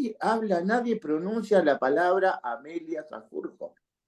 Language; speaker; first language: Spanish; native; Spanish